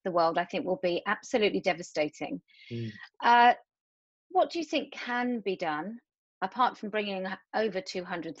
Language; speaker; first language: English; native; English